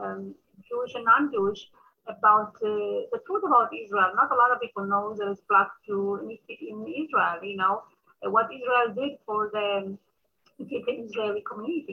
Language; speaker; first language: English; non-native, fluent; Amharic